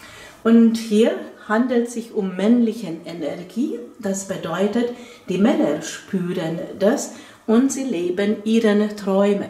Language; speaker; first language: German; non-native, fluent; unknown